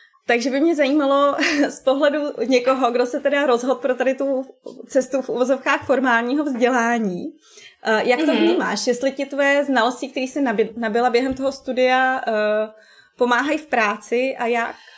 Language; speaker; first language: Czech; native; Czech